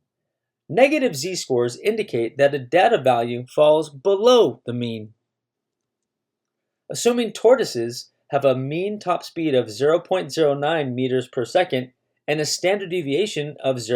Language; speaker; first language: English; native; English